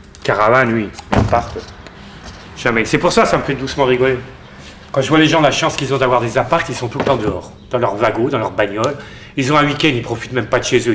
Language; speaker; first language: French; native; French